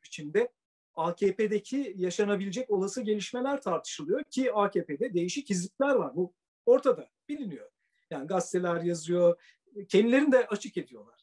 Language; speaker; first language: Turkish; native; Turkish